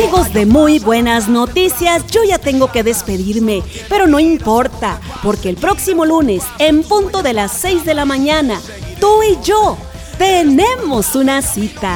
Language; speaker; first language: Spanish; native; Spanish